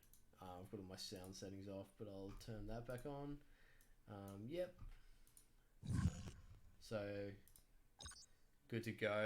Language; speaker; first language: English; native; English